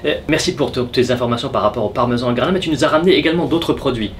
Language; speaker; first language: French; native; French